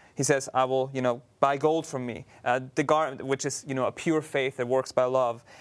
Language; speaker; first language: English; non-native, fluent; German